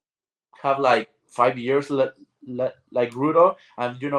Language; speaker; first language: English; non-native, learner; Spanish